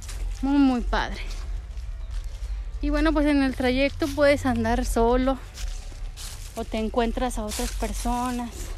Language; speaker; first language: Spanish; native; Spanish